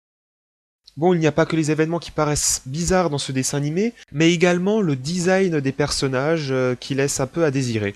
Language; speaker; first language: French; native; French